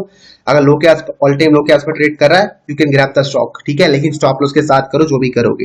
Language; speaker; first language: Hindi; native; Hindi